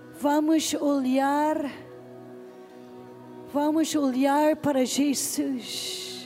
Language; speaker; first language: Portuguese; non-native, learner; English